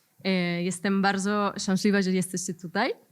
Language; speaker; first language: Polish; non-native, learner; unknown